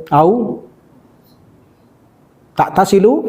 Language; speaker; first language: Arabic; non-native, fluent; Filipino